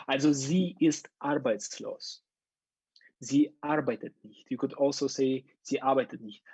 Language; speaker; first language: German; non-native, fluent; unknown